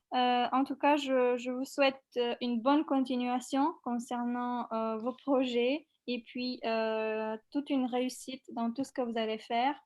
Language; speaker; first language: French; non-native, fluent; Macedonian